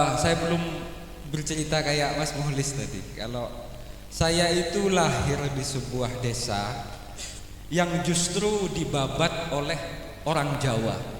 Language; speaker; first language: Indonesian; non-native, local second language; Madurese